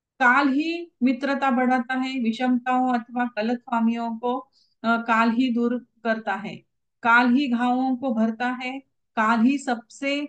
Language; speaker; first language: Hindi; non-native, local second language; Marathi